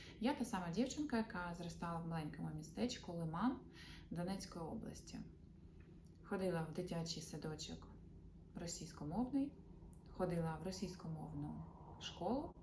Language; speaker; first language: Ukrainian; non-native, local second language; Russian